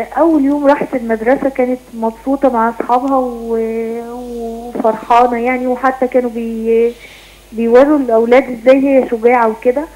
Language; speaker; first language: Arabic; native; Arabic